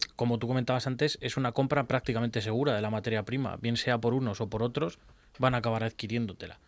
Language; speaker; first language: Spanish; native; Spanish